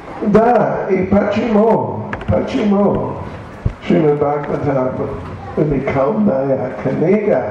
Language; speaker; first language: Russian; non-native, learner; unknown